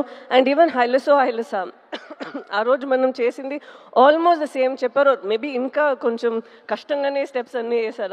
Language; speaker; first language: Telugu; non-native, local second language; Tamil